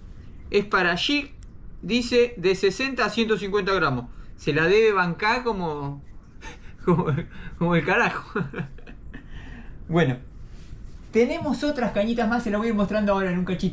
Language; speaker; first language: Spanish; native; Spanish